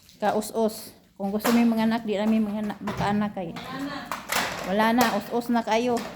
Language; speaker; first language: Filipino; non-native, local second language; Cebuano